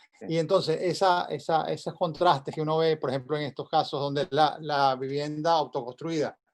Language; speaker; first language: Spanish; native; Spanish